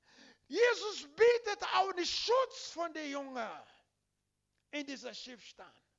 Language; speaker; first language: German; non-native, learner; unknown